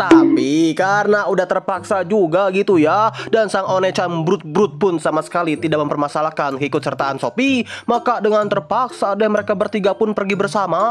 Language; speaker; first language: Indonesian; native; Indonesian